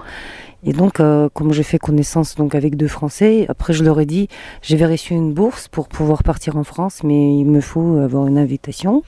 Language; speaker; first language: French; non-native, fluent; Mongolian